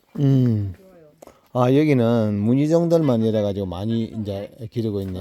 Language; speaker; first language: Korean; native; Korean